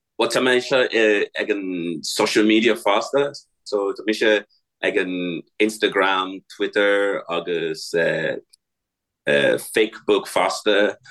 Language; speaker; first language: Irish; non-native, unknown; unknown